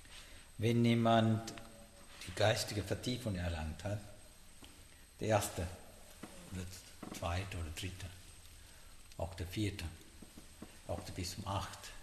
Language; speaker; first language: German; non-native, fluent; Sinhala